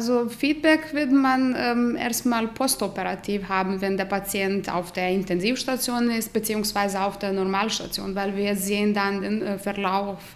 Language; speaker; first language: German; non-native, fluent; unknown